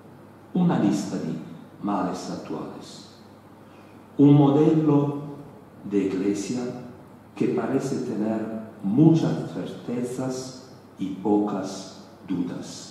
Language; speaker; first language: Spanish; non-native, learner; Italian